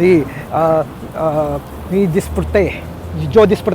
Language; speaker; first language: Spanish; non-native, learner; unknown